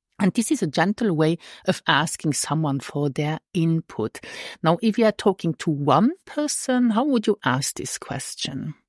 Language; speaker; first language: English; non-native, fluent; Luxembourgish